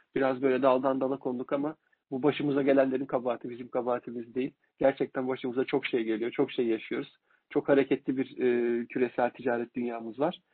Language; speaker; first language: Turkish; native; Turkish